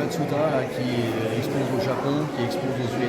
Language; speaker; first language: French; native; French